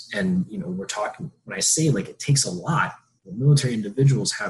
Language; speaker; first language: English; native; English